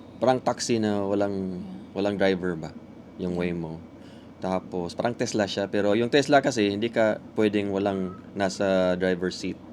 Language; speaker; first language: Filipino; non-native, local second language; Cebuano